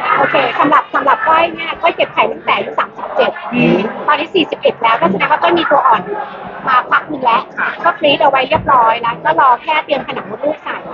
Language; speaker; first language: Thai; native; Thai